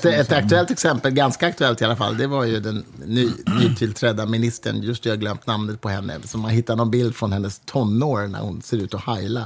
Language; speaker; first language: Swedish; native; Swedish